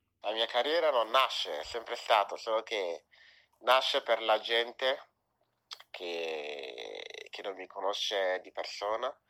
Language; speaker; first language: Italian; early bilingual, other home language; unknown